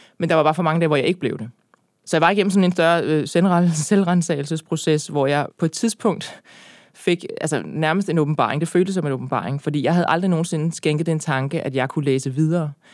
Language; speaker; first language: Danish; native; Danish